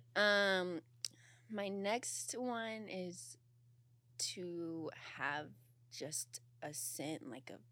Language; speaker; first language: English; native; English